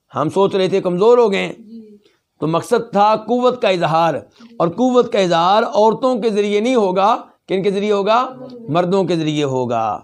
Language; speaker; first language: Urdu; native; Urdu